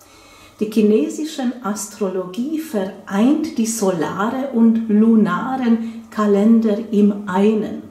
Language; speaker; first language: German; non-native, fluent; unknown